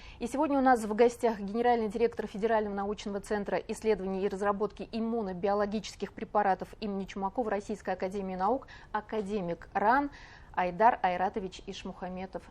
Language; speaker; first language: Russian; native; Russian